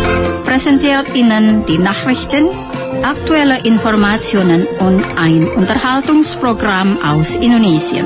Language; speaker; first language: German; non-native, fluent; Indonesian